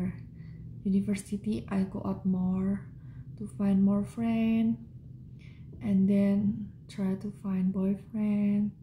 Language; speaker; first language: English; non-native, learner; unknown